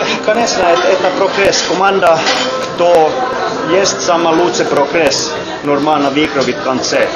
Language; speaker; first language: Russian; non-native, learner; Finnish